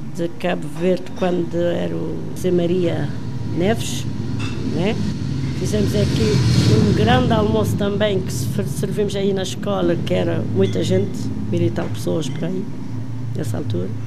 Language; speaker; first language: Portuguese; non-native, local second language; Kabuverdianu